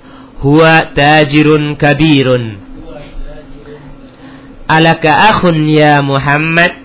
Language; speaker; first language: Arabic; non-native, fluent; Indonesian